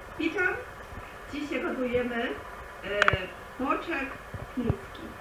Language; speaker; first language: Polish; non-native, learner; Chinese